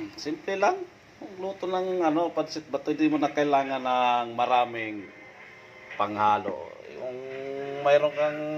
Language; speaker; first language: Filipino; non-native, local second language; Bikol